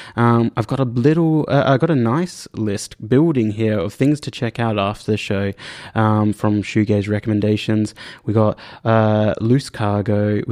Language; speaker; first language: English; native; English